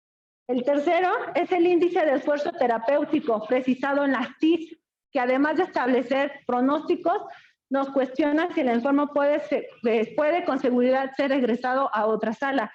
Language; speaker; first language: Spanish; native; Spanish